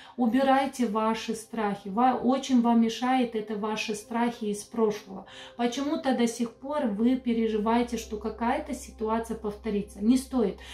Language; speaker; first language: Russian; non-native, local second language; Romanian